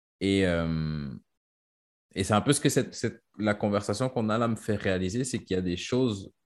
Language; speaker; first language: French; native; French